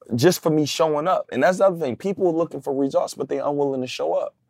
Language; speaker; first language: English; native; English